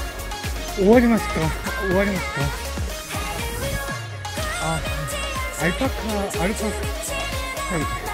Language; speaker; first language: Japanese; non-native, learner; Korean